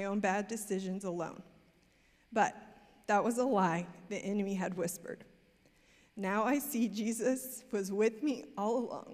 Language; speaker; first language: English; native; English